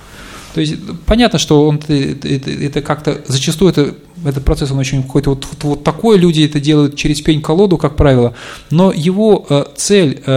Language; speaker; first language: Russian; native; Russian